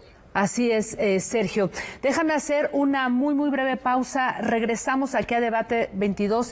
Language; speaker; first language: Spanish; native; Spanish